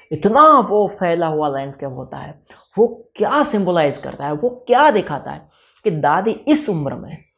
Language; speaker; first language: Hindi; non-native, local second language; Gujarati